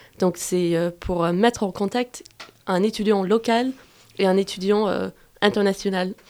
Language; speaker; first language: French; non-native, fluent; English